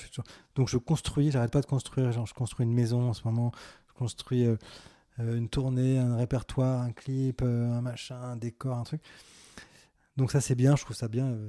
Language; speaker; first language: French; native; French